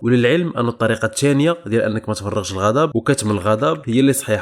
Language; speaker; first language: Arabic; native; Arabic